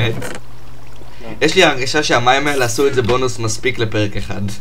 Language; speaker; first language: Hebrew; native; Hebrew